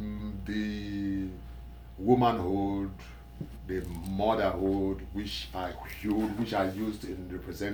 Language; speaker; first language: English; non-native, local second language; Igbo